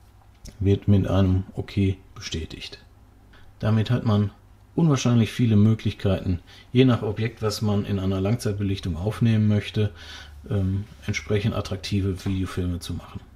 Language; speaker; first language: German; native; German